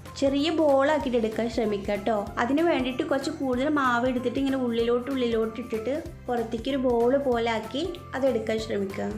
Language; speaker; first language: Malayalam; native; Malayalam